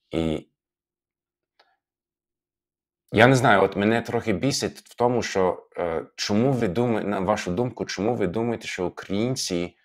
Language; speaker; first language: Ukrainian; non-native, fluent; English